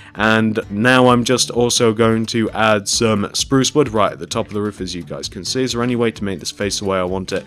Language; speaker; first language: English; native; English